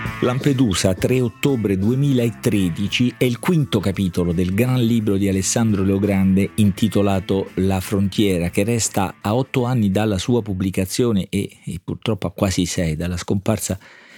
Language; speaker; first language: Italian; native; Italian